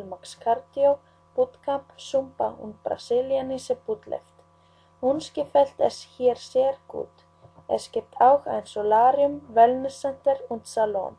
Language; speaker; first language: German; non-native, learner; Icelandic